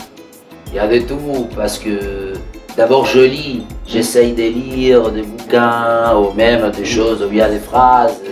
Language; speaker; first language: French; non-native, fluent; Spanish